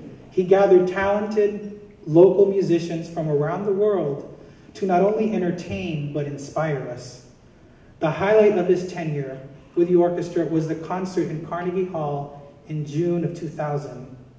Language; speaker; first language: English; native; English